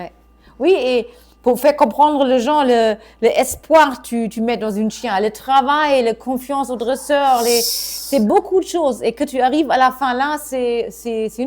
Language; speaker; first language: French; non-native, fluent; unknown